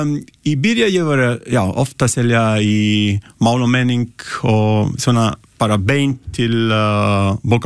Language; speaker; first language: Icelandic; non-native, learner; Italian